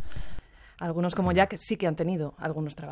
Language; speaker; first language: Spanish; native; Spanish